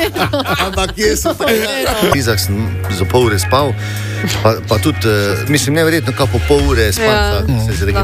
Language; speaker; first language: Slovenian; native; Slovenian